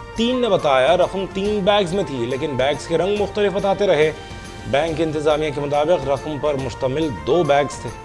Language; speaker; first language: Urdu; native; Urdu